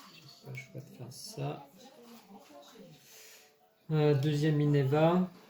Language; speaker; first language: French; native; French